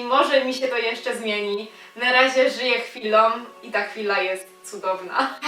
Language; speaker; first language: Polish; native; Polish